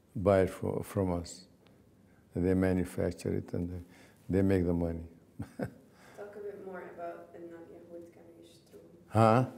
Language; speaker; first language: English; non-native, fluent; Arabic